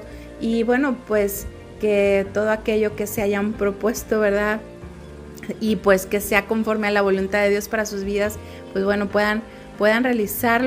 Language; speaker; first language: Spanish; native; Spanish